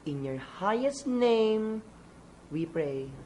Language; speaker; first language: English; non-native, local second language; Filipino